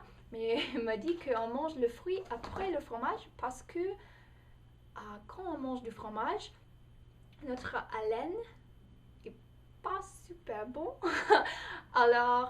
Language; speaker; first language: French; non-native, fluent; English